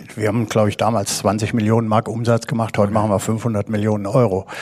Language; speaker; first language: German; native; German